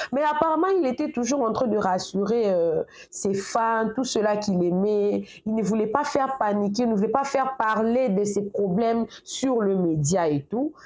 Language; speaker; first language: French; non-native, local second language; Lingala